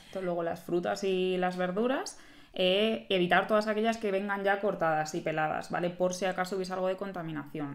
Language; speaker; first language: Spanish; native; Spanish